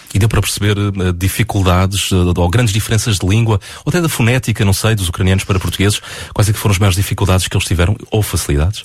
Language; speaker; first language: Portuguese; native; Portuguese